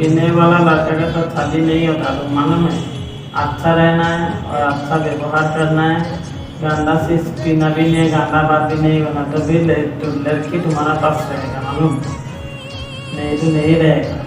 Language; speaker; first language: Hindi; non-native, local second language; Assamese